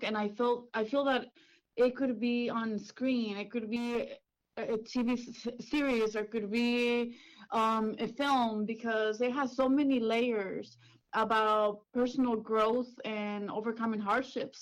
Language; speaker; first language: English; early bilingual, other home language; Spanish